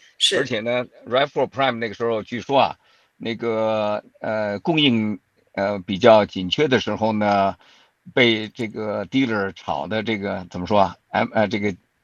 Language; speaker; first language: Chinese; native; Chinese